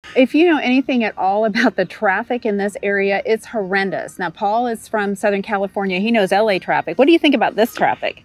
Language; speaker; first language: English; native; English